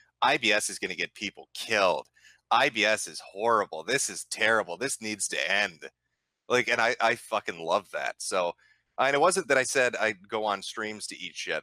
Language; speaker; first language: English; native; English